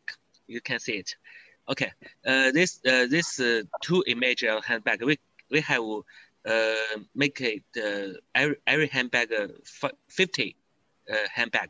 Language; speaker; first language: English; non-native, learner; Chinese